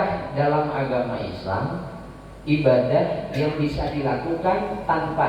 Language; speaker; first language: Indonesian; native; Indonesian